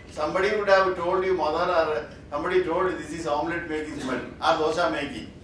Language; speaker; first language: English; non-native, local second language; Malayalam